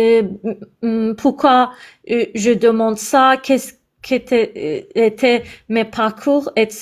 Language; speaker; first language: French; non-native, learner; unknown